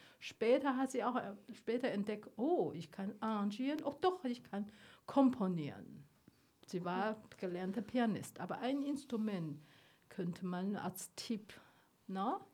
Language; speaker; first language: German; non-native, learner; Chinese